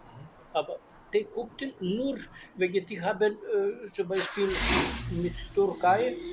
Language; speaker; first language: German; non-native, learner; Greek